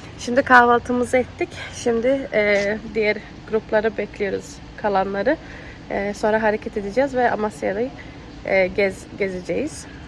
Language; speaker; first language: Turkish; early bilingual, heritage; Turkish